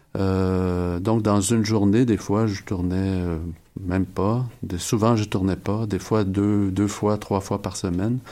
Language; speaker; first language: French; native; French